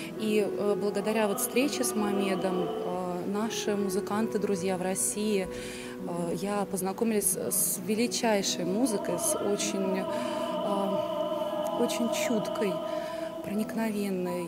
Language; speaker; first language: Russian; native; Russian